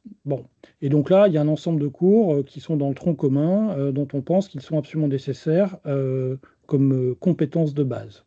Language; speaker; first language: French; native; French